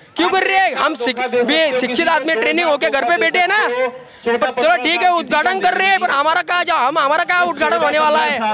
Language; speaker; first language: Hindi; non-native, local second language; Marathi